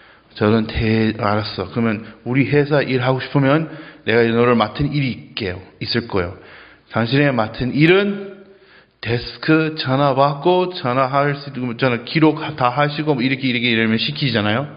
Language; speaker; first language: Korean; non-native, fluent; English